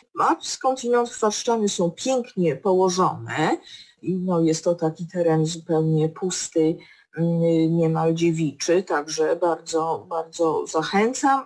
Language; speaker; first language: Polish; native; Polish